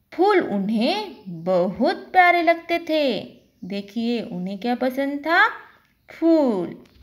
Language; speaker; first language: Hindi; non-native, local second language; Marathi